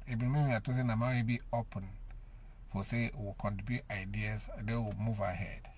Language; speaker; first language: Nigerian Pidgin; native; Nigerian Pidgin